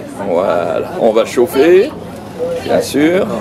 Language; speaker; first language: French; native; French